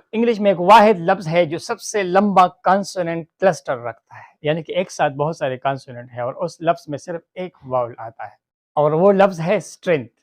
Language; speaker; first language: Urdu; non-native, local second language; Pashto